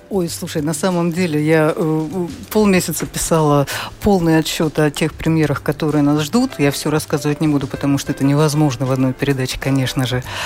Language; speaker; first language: Russian; native; Russian